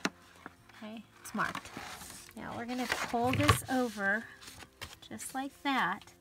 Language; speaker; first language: English; native; English